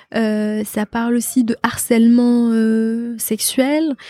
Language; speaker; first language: French; non-native, local second language; Arabic